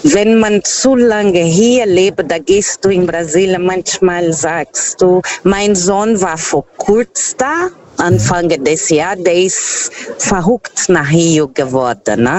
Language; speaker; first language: German; non-native, fluent; Portuguese